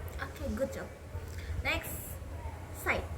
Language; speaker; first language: English; non-native, learner; Indonesian